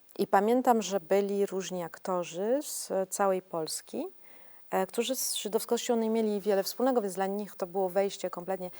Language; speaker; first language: Polish; early bilingual, heritage; Polish